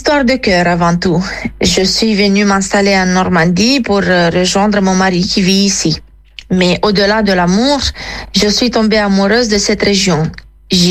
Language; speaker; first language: French; non-native, fluent; Romanian